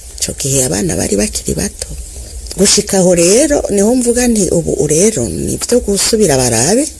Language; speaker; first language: Rundi; early bilingual, other home language; Kinyarwanda